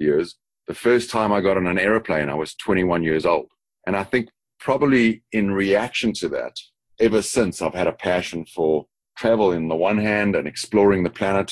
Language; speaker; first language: English; native; English